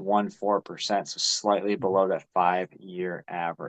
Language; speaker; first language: English; native; English